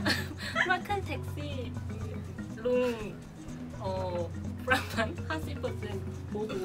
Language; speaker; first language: Thai; non-native, learner; Korean